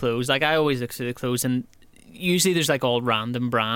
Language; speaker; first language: English; native; English